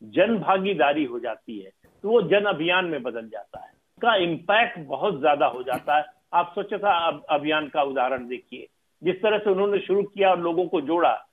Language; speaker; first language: Hindi; native; Hindi